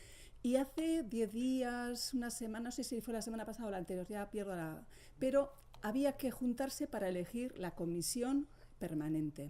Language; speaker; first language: Spanish; native; Spanish